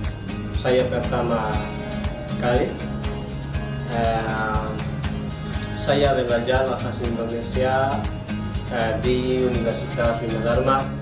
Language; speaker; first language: Indonesian; non-native, learner; Spanish